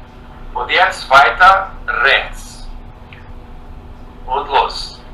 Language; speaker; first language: German; non-native, fluent; Portuguese